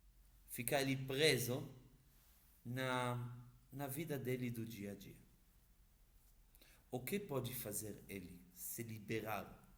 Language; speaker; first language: Portuguese; non-native, fluent; Hebrew